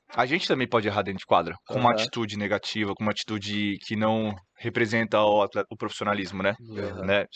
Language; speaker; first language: Portuguese; native; Portuguese